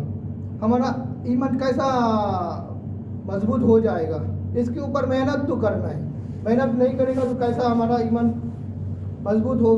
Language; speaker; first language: Hindi; non-native, fluent; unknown